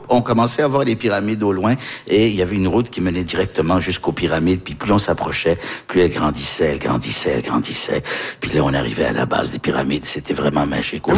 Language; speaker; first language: French; early bilingual, heritage; French